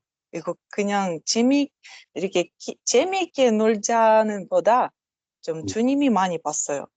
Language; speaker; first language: Korean; non-native, learner; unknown